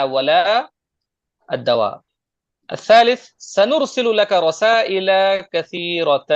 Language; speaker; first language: Arabic; non-native, fluent; Urdu